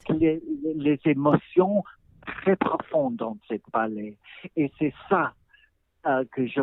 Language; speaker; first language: French; non-native, learner; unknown